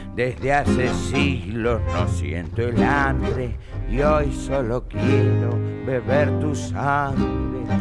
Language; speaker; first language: Spanish; native; Spanish